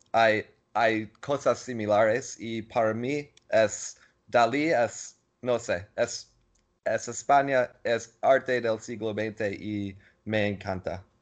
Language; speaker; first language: Spanish; non-native, learner; English